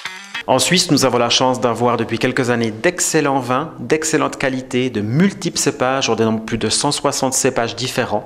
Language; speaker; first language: French; native; French